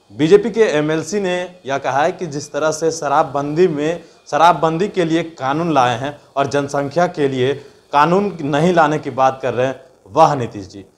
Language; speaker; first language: Hindi; native; Hindi